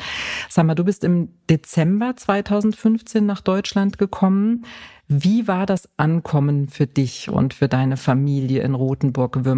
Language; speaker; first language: German; native; German